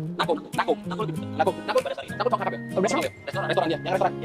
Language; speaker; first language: Indonesian; non-native, learner; Korean